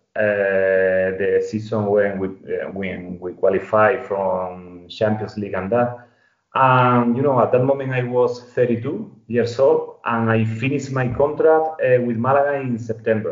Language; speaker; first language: English; non-native, fluent; Spanish